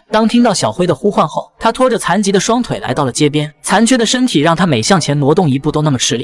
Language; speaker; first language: Chinese; native; Chinese